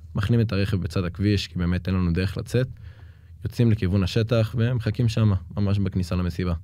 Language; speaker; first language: Hebrew; native; Hebrew